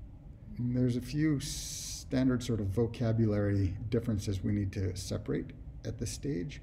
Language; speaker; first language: English; native; English